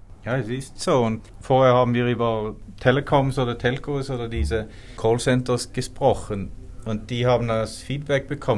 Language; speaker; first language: German; non-native, fluent; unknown